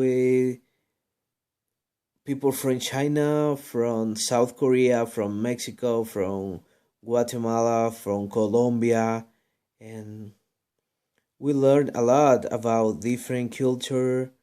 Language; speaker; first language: English; non-native, learner; Spanish